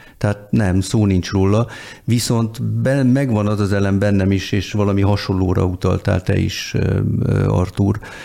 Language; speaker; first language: Hungarian; early bilingual, heritage; Hungarian